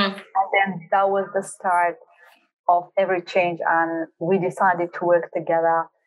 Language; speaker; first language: English; non-native, fluent; Kurdish